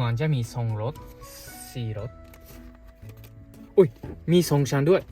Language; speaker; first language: Thai; non-native, learner; Japanese